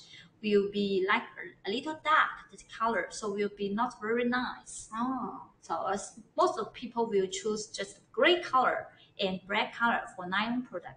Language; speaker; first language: English; non-native, learner; Chinese